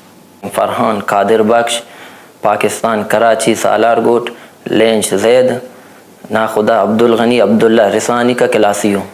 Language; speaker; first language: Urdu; non-native, local second language; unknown